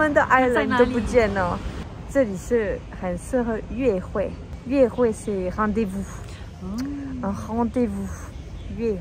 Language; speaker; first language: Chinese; non-native, fluent; French